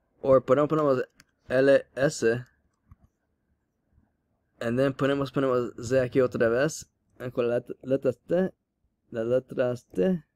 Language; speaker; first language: Spanish; non-native, learner; English